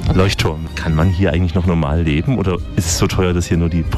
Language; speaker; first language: German; native; German